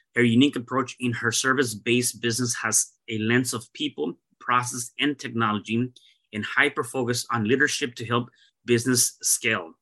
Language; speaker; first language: English; early bilingual, other home language; Spanish